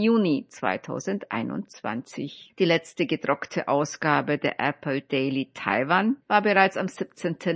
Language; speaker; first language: German; native; German